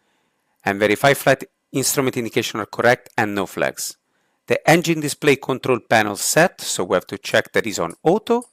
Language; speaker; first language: English; non-native, fluent; Italian